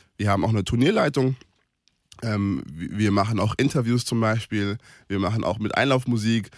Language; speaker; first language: German; native; German